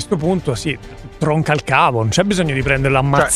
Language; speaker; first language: Italian; native; Italian